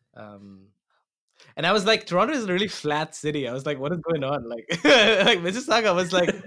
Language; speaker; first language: English; non-native, local second language; Assamese